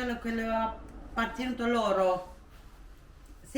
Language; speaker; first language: Italian; non-native, learner; Romanian